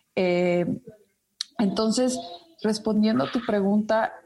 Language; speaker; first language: Spanish; native; Spanish